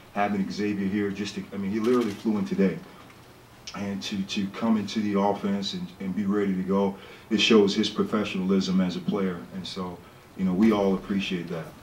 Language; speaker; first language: English; native; English